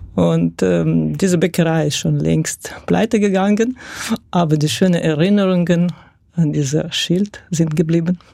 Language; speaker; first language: German; non-native, fluent; Russian